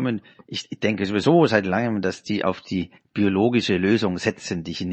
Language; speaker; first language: German; native; German